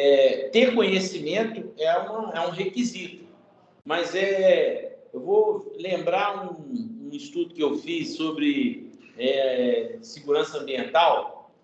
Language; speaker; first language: Portuguese; native; Portuguese